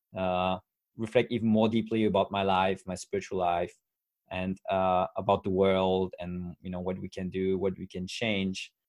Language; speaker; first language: English; non-native, fluent; French